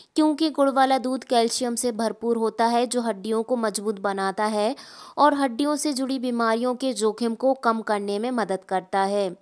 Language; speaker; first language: Hindi; native; Hindi